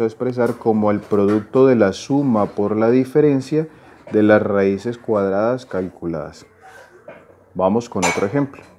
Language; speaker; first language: Spanish; native; Spanish